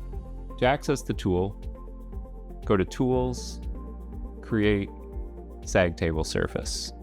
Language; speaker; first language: English; native; English